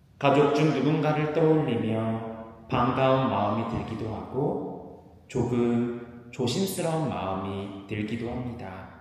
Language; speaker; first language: Korean; native; Korean